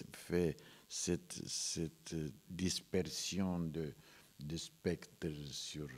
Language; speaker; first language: French; non-native, fluent; Romanian